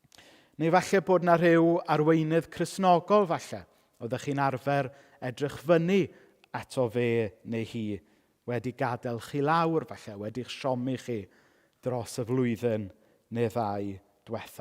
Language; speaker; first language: Welsh; native; Welsh